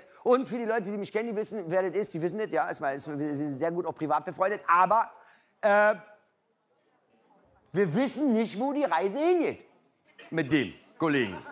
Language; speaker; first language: German; native; German